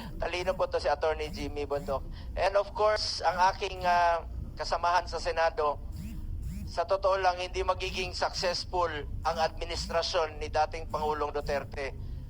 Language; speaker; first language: Filipino; non-native, local second language; Cebuano